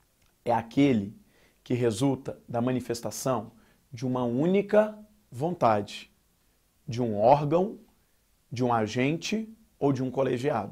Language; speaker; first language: Portuguese; native; Portuguese